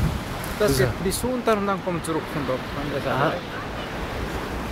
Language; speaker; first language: German; non-native, learner; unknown